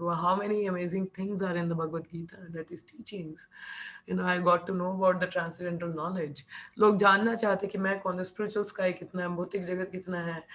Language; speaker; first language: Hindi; non-native, local second language; Punjabi